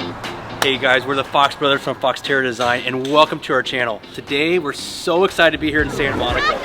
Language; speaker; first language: English; native; English